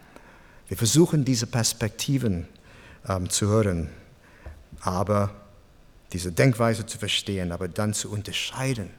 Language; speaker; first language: German; non-native, fluent; English